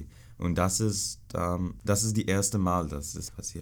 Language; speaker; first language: German; non-native, learner; English